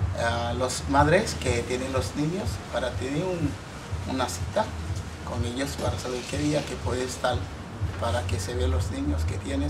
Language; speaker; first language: Spanish; non-native, learner; Haitian Creole